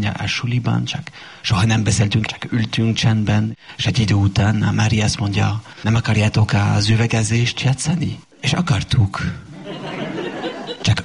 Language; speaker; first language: Hungarian; non-native, fluent; French